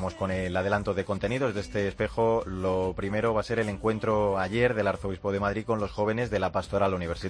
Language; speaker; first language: Spanish; native; Spanish